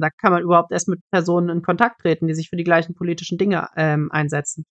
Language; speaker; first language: German; native; German